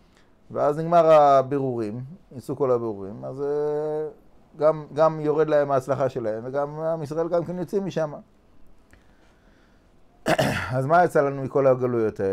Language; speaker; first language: Hebrew; non-native, fluent; English